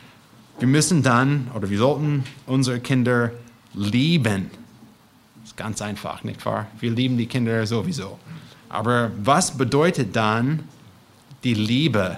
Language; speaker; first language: German; non-native, fluent; English